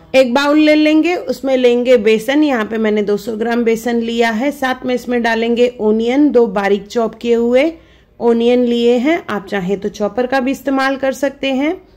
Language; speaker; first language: Hindi; non-native, local second language; Sindhi